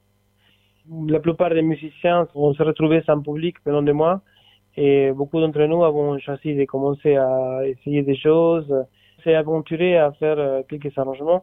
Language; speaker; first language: French; non-native, fluent; Spanish